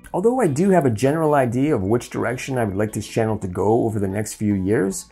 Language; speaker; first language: English; native; English